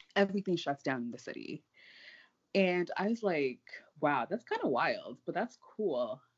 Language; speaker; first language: English; non-native, local second language; Yoruba